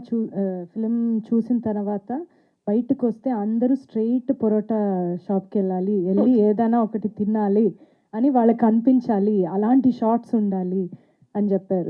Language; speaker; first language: Telugu; non-native, fluent; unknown